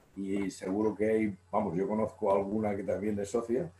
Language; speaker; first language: Spanish; native; Spanish